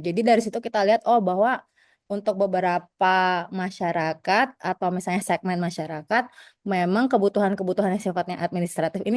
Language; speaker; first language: Indonesian; native; Indonesian